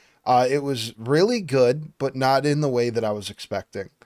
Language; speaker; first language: English; native; English